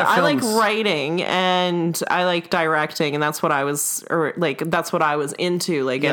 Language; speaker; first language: English; non-native, fluent; Russian